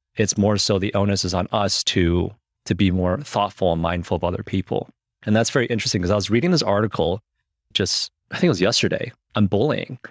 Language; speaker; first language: English; early bilingual, other home language; Chinese